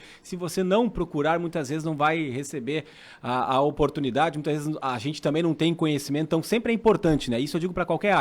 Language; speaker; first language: Portuguese; native; Portuguese